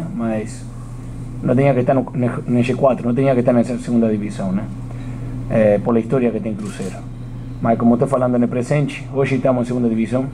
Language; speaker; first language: Portuguese; non-native, fluent; Spanish